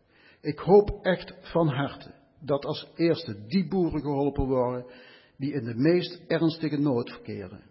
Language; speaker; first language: Dutch; native; Dutch